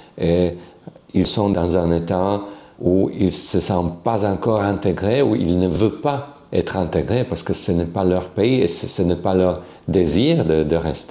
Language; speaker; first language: French; non-native, fluent; Slovak